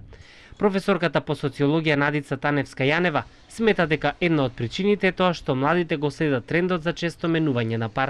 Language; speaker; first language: Macedonian; native; Macedonian